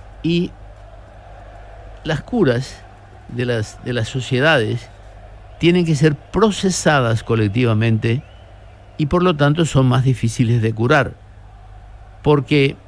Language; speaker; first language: Spanish; native; Spanish